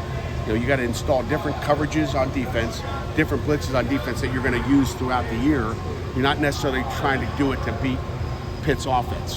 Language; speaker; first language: English; native; English